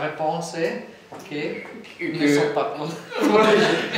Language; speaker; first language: French; non-native, fluent; Italian